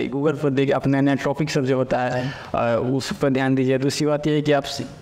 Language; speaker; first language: Hindi; native; Hindi